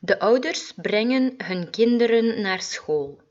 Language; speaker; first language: Dutch; non-native, fluent; French